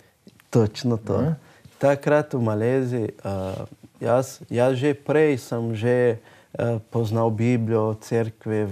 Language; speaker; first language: Slovenian; non-native, learner; Portuguese